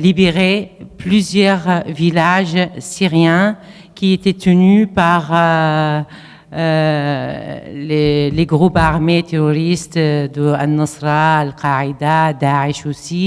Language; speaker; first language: French; non-native, fluent; Arabic